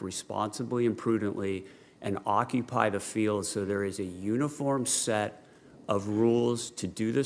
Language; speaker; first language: English; native; English